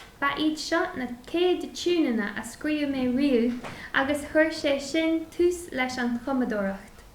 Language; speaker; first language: Irish; non-native, local second language; English